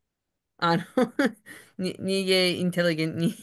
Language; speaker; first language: Slovak; non-native, learner; English